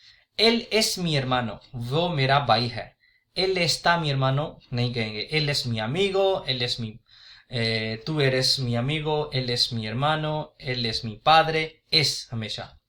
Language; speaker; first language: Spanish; non-native, fluent; Urdu